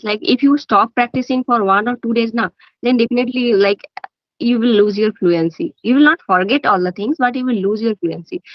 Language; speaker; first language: English; non-native, learner; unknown